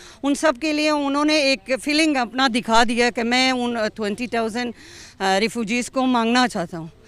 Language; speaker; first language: Hindi; non-native, fluent; Persian